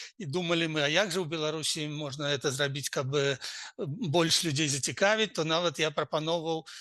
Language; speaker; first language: Belarusian; non-native, local second language; Russian